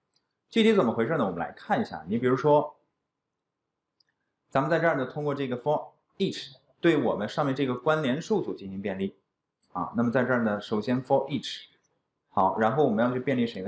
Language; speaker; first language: Chinese; native; Chinese